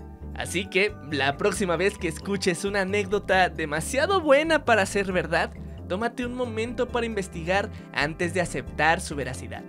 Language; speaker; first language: Spanish; native; Spanish